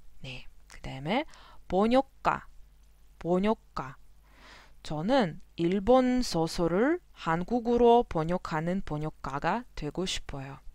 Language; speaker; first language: Korean; non-native, fluent; Russian